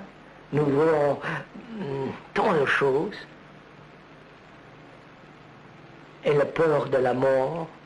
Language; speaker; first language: French; non-native, learner; Telugu